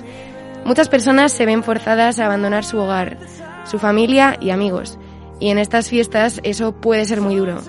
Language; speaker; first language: Spanish; native; Spanish